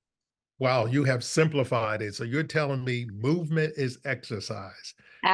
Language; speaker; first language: English; native; English